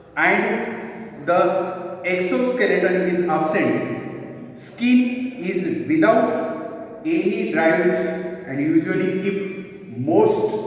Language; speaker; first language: English; non-native, local second language; Marathi